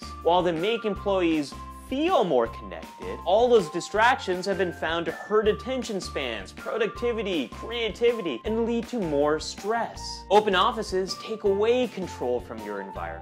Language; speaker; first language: English; native; English